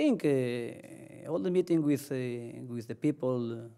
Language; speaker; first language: English; non-native, learner; Spanish